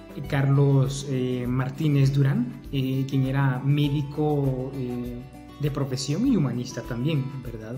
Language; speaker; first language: Spanish; native; Spanish